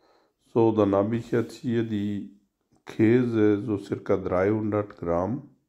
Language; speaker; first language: German; non-native, learner; Urdu